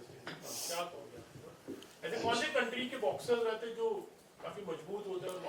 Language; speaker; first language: Hindi; native; Hindi